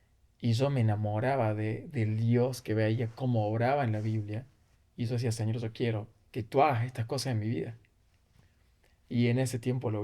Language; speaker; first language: Spanish; native; Spanish